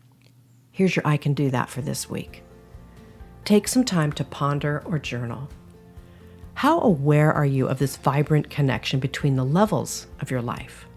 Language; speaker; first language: English; native; English